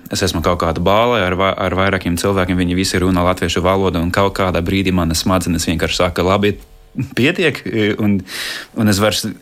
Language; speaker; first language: Latvian; non-native, fluent; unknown